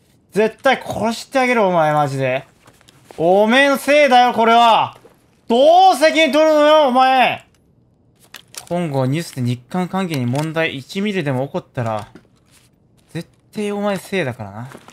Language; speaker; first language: Japanese; non-native, fluent; Korean